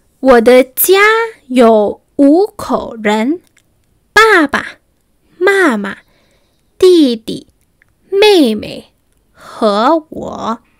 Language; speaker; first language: Chinese; non-native, fluent; Spanish